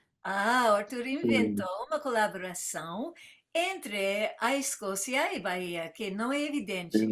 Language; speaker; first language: Portuguese; non-native, fluent; English